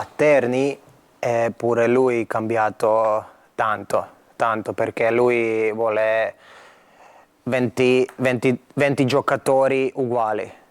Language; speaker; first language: Italian; non-native, fluent; Croatian